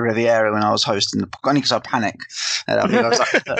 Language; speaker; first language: English; native; English